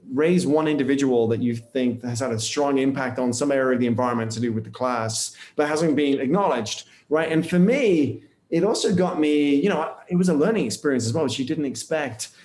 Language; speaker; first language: English; native; English